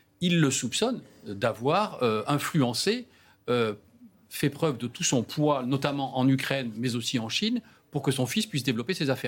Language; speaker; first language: French; native; French